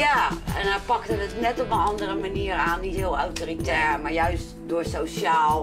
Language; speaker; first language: Dutch; native; Dutch